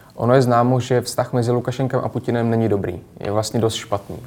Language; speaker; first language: Czech; non-native, fluent; Russian